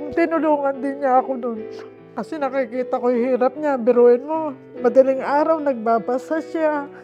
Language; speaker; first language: Filipino; native; Filipino